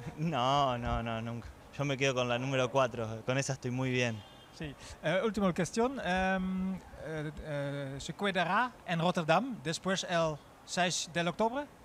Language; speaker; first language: Spanish; native; Spanish